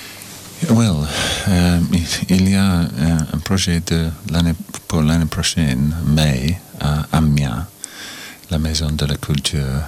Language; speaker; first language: French; non-native, learner; English